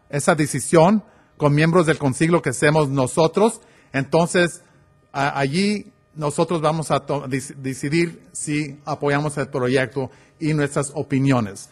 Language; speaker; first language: Spanish; early bilingual, heritage; Spanish